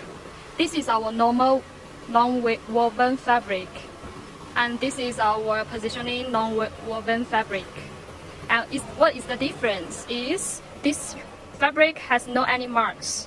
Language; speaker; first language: English; non-native, learner; Chinese